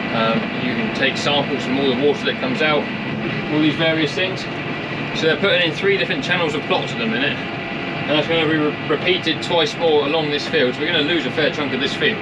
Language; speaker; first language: English; native; English